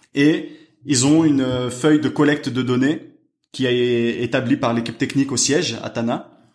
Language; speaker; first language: French; native; French